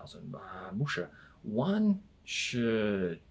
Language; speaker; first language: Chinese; non-native, learner; English